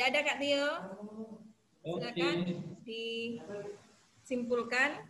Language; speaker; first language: Indonesian; native; Indonesian